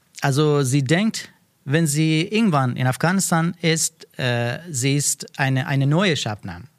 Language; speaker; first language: German; non-native, learner; Persian